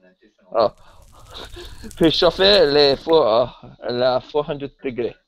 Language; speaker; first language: French; non-native, learner; English